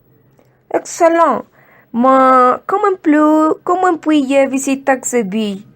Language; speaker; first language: French; non-native, learner; Spanish